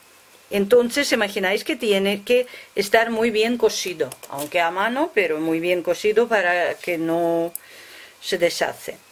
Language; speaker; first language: Spanish; non-native, fluent; Russian